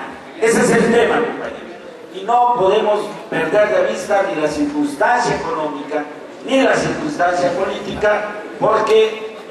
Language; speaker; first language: Spanish; native; Spanish